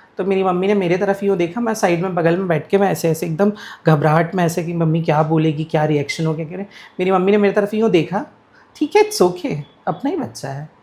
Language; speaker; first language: Hindi; non-native, local second language; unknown